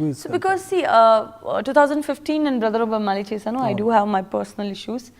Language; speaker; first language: Telugu; non-native, learner; Gujarati